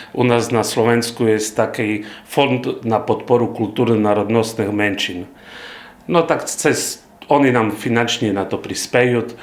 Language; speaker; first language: Slovak; non-native, local second language; Rusyn